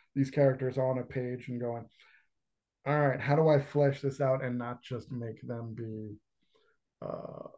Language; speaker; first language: English; native; English